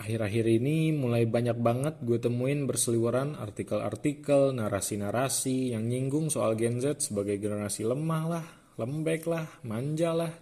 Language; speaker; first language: Indonesian; native; Indonesian